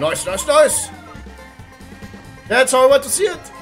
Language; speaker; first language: English; non-native, fluent; German